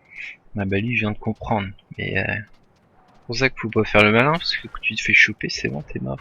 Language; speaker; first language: French; native; French